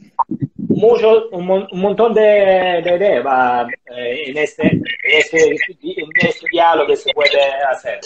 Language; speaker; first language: Spanish; non-native, learner; Italian